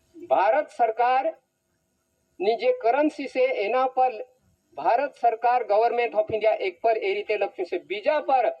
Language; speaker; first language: Gujarati; non-native, local second language; Bhili